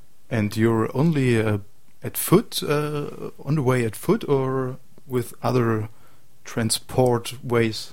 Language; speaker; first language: English; non-native, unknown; German